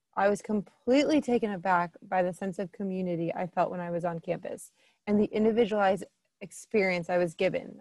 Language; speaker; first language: English; native; English